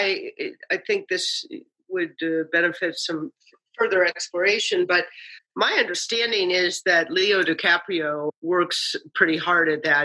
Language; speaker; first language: English; native; English